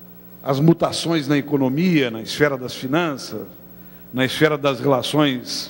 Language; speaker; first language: Portuguese; native; Portuguese